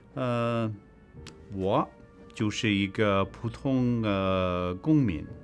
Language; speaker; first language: Chinese; non-native, fluent; English